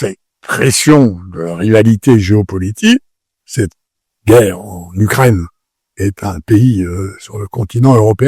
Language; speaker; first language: French; native; French